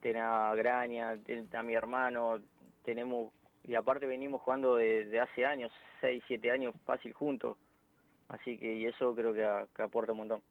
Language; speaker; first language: Spanish; native; Spanish